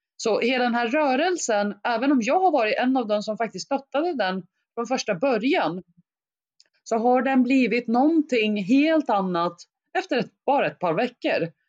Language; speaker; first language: Swedish; early bilingual, other home language; Arabic